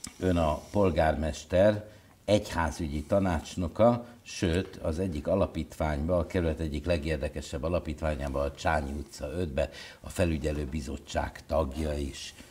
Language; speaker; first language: Hungarian; native; Hungarian